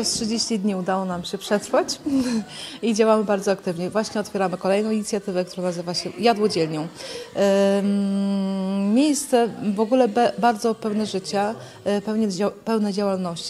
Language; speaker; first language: Polish; native; Polish